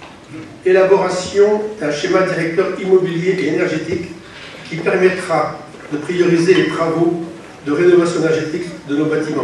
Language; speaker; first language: French; native; French